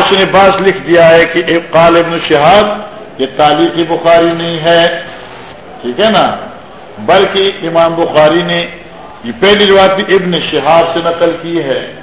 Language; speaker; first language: Urdu; non-native, local second language; Northern Hindko